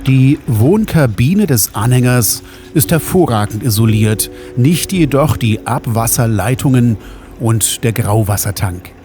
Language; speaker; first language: German; native; German